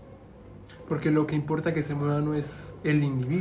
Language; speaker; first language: Spanish; native; Spanish